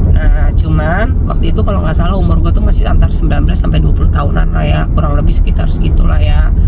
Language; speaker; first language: Indonesian; native; Indonesian